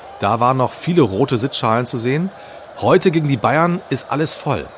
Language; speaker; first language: German; native; German